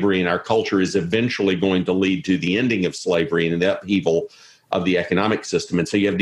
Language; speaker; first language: English; native; English